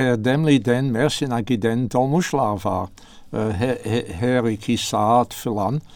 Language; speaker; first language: Turkish; non-native, learner; English